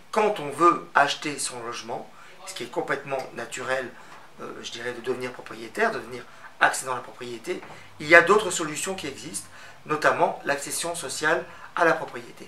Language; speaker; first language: French; native; French